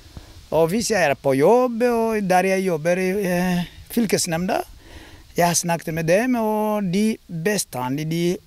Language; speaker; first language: Norwegian; non-native, learner; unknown